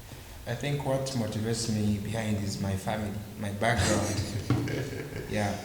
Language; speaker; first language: English; non-native, local second language; Bemba